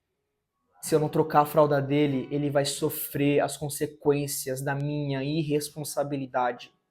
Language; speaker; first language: Portuguese; native; Portuguese